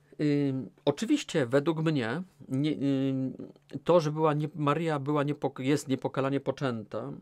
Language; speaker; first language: Polish; native; Polish